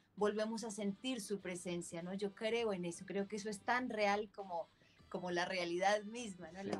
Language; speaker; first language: Spanish; native; Spanish